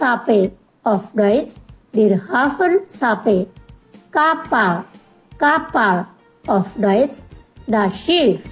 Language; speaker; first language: German; non-native, fluent; Indonesian